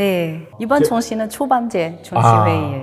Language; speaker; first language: Korean; non-native, learner; Chinese